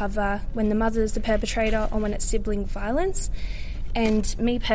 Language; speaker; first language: English; native; English